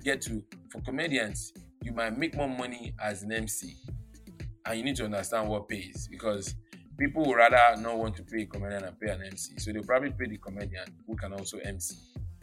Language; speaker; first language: English; non-native, local second language; Yoruba